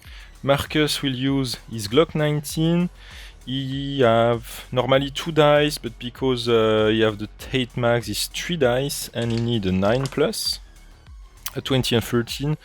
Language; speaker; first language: English; non-native, fluent; French